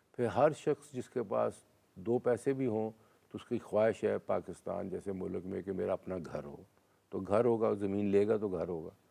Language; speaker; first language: Urdu; non-native, local second language; Punjabi